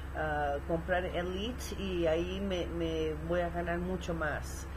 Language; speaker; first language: Spanish; early bilingual, heritage; Spanish